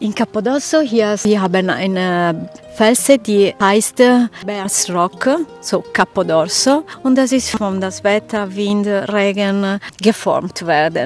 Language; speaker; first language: German; non-native, fluent; Italian